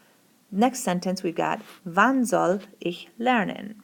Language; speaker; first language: German; non-native, fluent; English